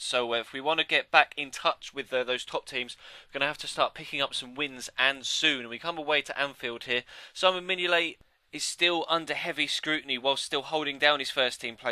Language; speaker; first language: English; native; English